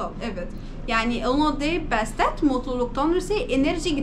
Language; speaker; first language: Turkish; non-native, learner; Arabic